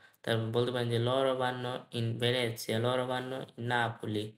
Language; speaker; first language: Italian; non-native, learner; Bangla